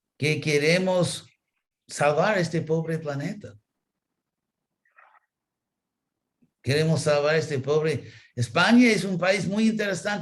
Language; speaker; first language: Spanish; non-native, fluent; English